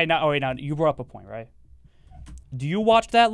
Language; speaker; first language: English; native; English